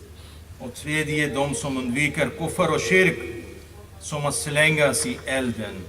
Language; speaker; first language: Swedish; non-native, fluent; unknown